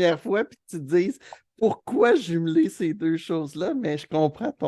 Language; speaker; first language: French; native; French